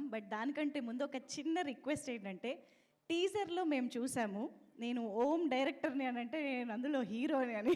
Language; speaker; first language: Telugu; native; Telugu